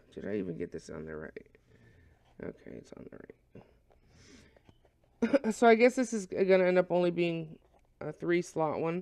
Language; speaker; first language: English; native; English